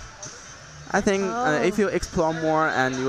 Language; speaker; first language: English; non-native, learner; Chinese